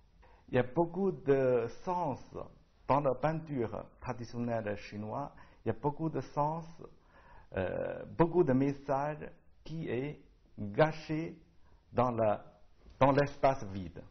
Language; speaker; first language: French; non-native, learner; Chinese